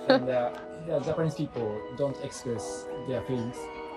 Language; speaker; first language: English; non-native, fluent; Japanese